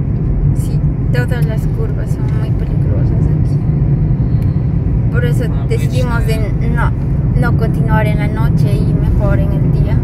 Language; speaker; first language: Spanish; non-native, fluent; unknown